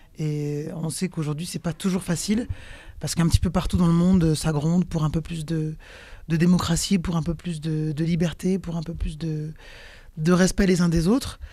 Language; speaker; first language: French; native; French